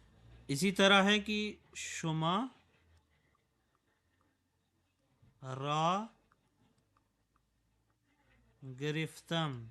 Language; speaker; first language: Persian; non-native, fluent; Urdu